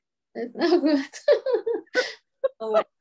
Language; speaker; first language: English; non-native, learner; Spanish